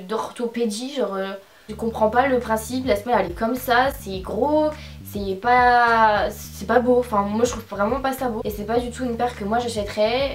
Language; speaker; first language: French; native; French